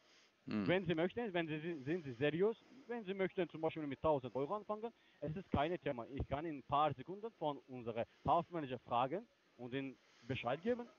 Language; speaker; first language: German; non-native, learner; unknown